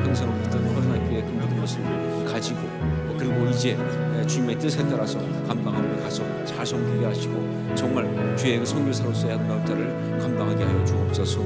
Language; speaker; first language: Korean; native; Korean